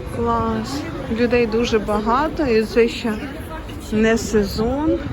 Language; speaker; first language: Ukrainian; non-native, local second language; Russian